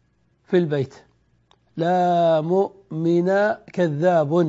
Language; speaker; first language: Arabic; native; Arabic